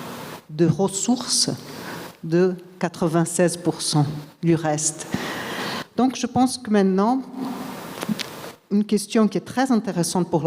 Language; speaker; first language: French; non-native, fluent; Portuguese